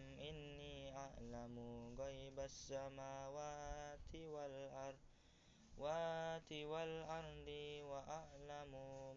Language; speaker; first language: Arabic; non-native, learner; Indonesian